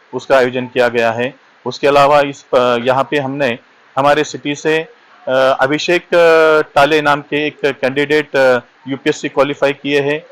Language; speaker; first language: Hindi; non-native, local second language; Marathi